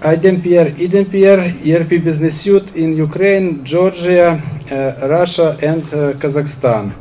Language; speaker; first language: English; non-native, learner; Ukrainian